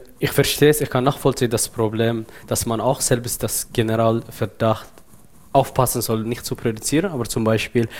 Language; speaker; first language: German; non-native, fluent; Tigrinya